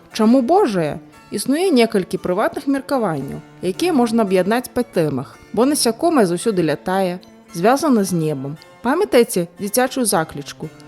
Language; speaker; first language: Belarusian; native; Belarusian